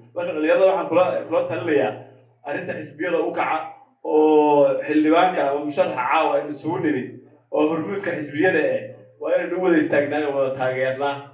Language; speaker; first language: Somali; native; Somali